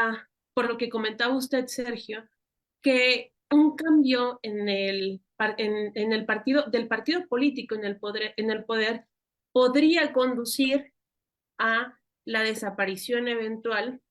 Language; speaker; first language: Spanish; native; Spanish